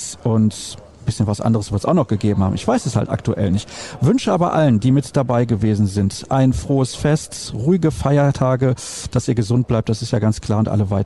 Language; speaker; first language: German; native; German